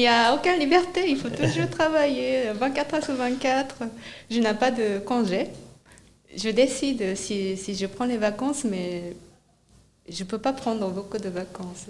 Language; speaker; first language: French; non-native, fluent; Japanese